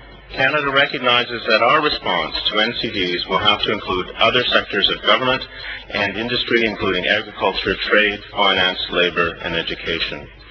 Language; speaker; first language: English; native; English